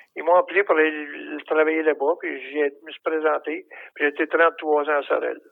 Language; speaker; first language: French; native; French